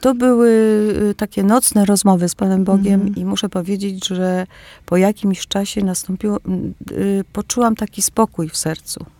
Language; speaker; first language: Polish; early bilingual, other home language; Greek